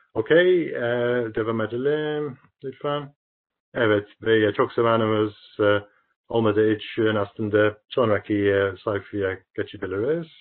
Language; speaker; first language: Turkish; non-native, learner; English